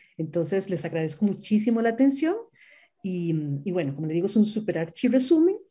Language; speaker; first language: Spanish; native; Spanish